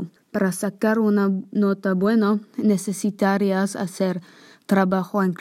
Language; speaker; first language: Spanish; non-native, learner; English